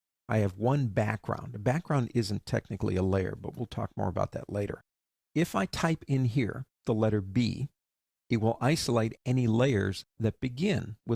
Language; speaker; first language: English; native; English